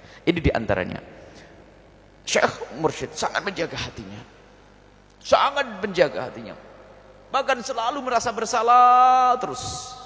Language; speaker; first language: Indonesian; native; Indonesian